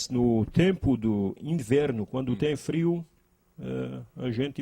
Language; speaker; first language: Portuguese; non-native, learner; Arabic